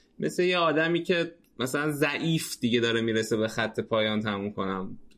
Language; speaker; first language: Persian; native; Persian